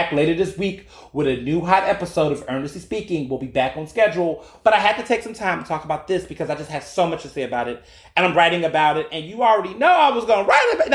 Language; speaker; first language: English; native; English